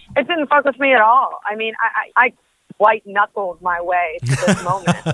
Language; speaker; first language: English; early bilingual, other home language; Spanish